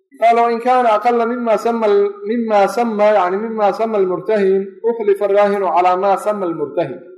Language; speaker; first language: Arabic; non-native, local second language; Somali